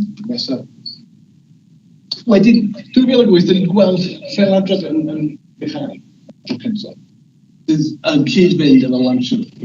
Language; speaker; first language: Welsh; native; Welsh